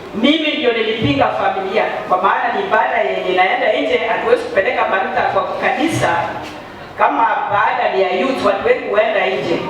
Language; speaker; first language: Swahili; non-native, local second language; Luyia